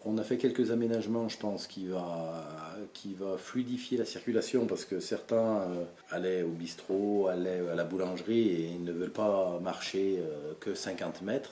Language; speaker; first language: French; native; French